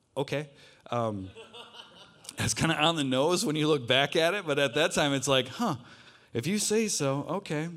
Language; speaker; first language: English; native; English